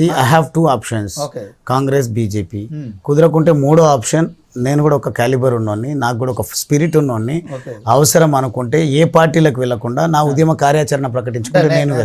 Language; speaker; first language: Telugu; native; Telugu